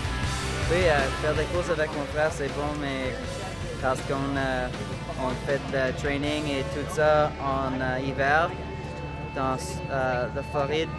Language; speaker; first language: French; non-native, learner; English